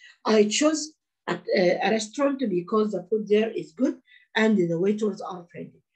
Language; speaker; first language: English; non-native, fluent; Arabic